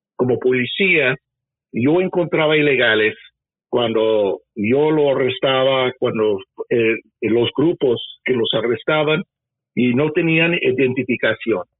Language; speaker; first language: Spanish; early bilingual, heritage; Spanish